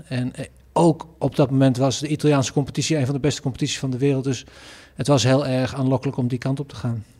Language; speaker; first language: Dutch; native; Dutch